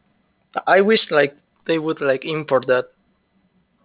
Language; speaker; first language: English; non-native, fluent; Spanish